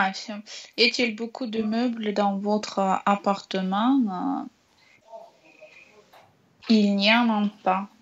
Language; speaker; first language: French; non-native, learner; Russian